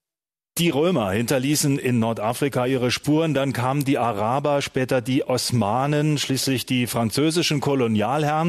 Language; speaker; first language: German; native; German